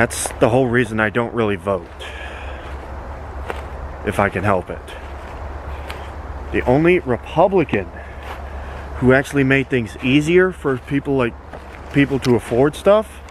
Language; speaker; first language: English; native; English